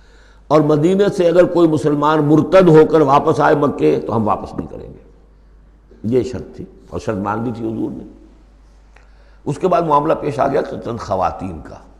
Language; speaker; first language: Urdu; native; Urdu